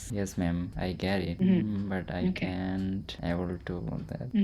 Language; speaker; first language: English; non-native, learner; Hindi